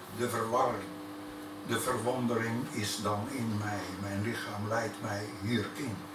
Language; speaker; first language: Dutch; native; Dutch